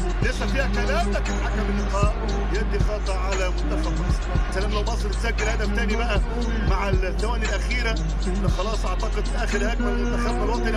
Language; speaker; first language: Arabic; native; Arabic